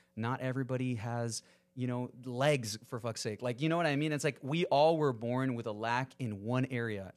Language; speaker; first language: English; early bilingual, other home language; Spanish